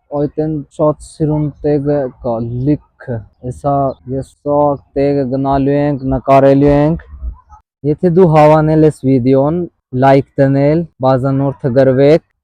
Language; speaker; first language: Armenian; non-native, learner; Hindi